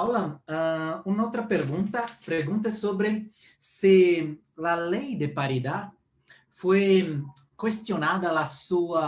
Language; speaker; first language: Spanish; non-native, fluent; Portuguese